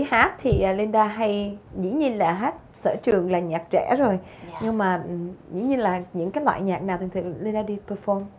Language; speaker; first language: Vietnamese; native; Vietnamese